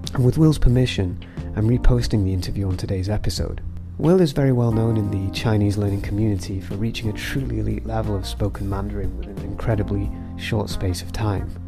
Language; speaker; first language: English; native; English